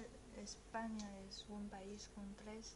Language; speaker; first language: Spanish; non-native, fluent; Chinese